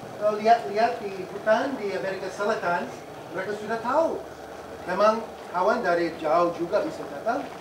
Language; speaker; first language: Indonesian; non-native, fluent; English